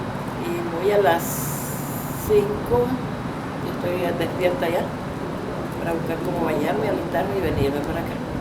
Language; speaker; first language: Spanish; native; Spanish